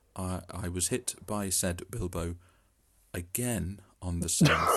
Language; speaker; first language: English; native; English